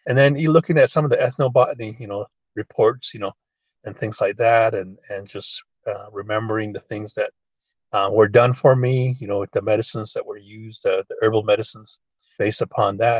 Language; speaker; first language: English; early bilingual, other home language; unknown